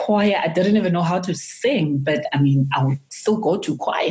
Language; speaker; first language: English; non-native, local second language; Zulu